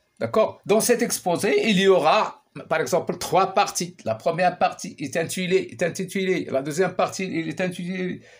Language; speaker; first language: French; non-native, local second language; Arabic